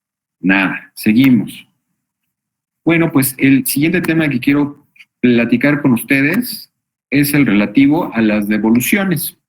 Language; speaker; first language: Spanish; native; Spanish